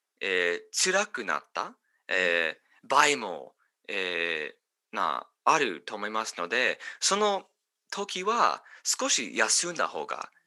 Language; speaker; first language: Japanese; non-native, learner; English